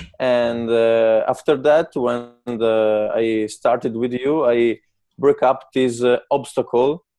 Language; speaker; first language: English; non-native, learner; Italian